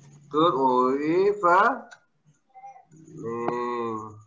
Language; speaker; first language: English; non-native, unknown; Indonesian